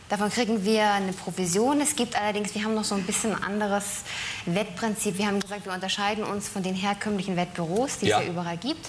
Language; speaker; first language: German; native; German